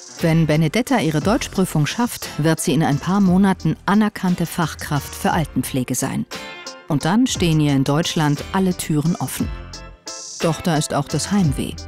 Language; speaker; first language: German; native; German